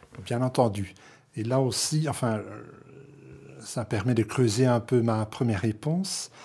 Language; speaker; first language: French; non-native, local second language; Dutch